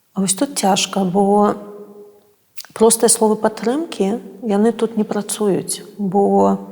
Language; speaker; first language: Belarusian; non-native, local second language; Russian